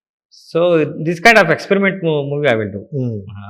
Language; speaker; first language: Telugu; non-native, learner; Kannada